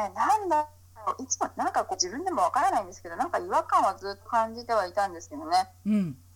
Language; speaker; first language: Japanese; native; Japanese